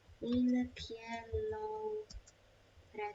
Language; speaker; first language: English; non-native, learner; Polish